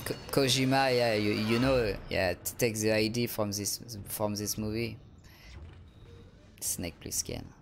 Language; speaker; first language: English; non-native, learner; French